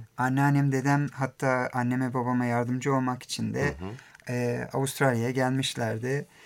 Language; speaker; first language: Turkish; early bilingual, heritage; Turkish